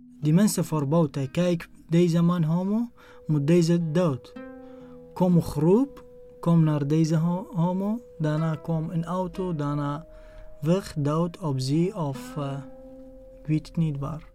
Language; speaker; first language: Dutch; non-native, learner; Arabic